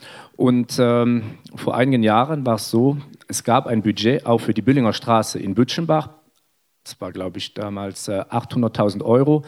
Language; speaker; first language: German; native; German